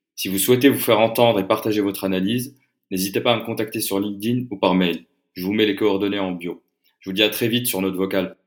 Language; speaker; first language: French; non-native, local second language; Arabic